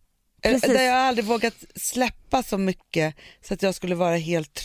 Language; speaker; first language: Swedish; native; Swedish